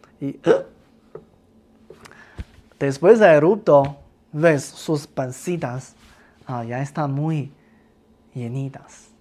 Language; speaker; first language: Spanish; non-native, learner; Chinese